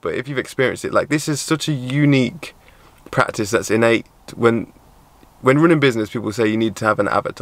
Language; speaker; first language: English; native; English